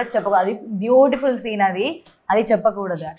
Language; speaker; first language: Telugu; non-native, learner; Malayalam